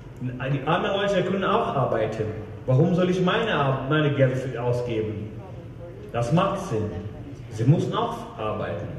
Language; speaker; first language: German; non-native, fluent; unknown